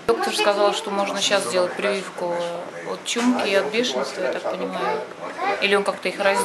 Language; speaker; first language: Russian; native; Russian